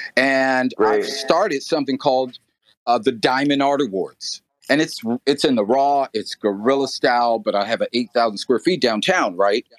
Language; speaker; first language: English; native; English